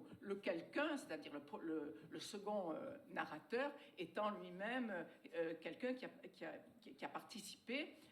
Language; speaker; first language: French; native; French